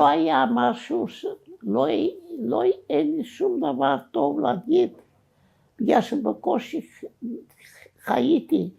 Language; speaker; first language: Hebrew; non-native, fluent; Romanian